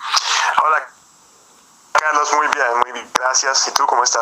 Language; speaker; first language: Spanish; non-native, fluent; Italian